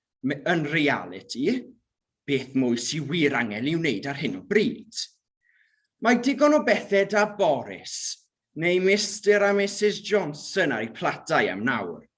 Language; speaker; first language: Welsh; native; Welsh